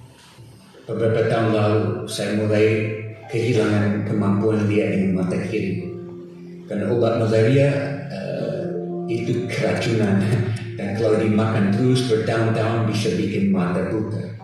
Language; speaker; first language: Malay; non-native, fluent; English